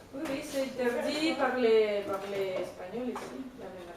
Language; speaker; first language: French; non-native, learner; Spanish